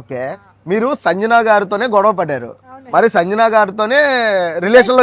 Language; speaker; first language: Telugu; native; Telugu